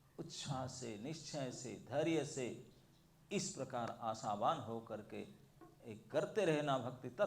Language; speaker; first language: Hindi; non-native, local second language; Bangla